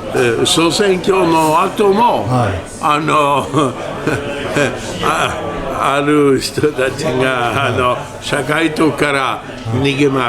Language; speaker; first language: Japanese; non-native, learner; French